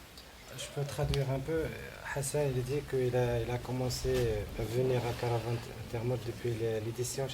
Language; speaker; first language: French; non-native, local second language; Arabic